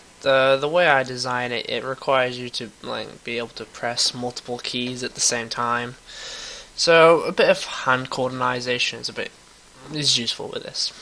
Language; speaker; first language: English; native; English